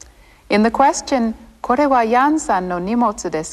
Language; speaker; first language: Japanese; non-native, fluent; English